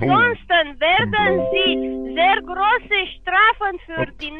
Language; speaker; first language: German; non-native, fluent; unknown